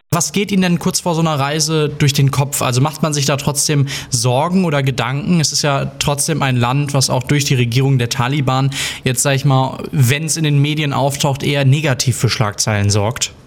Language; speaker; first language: German; native; German